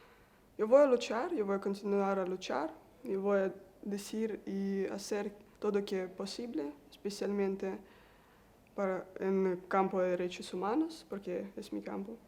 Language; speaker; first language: Spanish; non-native, learner; Russian